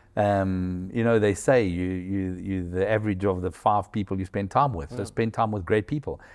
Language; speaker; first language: English; native; English